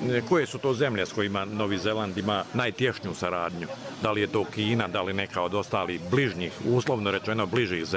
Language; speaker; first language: Serbian; native; Serbian